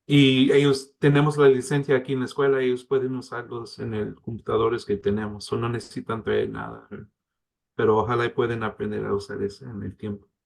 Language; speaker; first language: Spanish; early bilingual, heritage; English